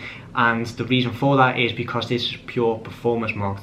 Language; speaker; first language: English; native; English